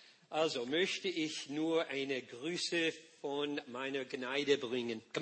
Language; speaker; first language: German; non-native, learner; English